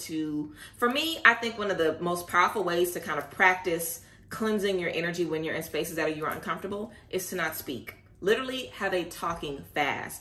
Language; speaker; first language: English; native; English